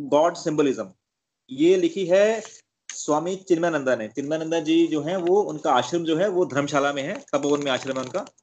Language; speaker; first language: Hindi; native; Hindi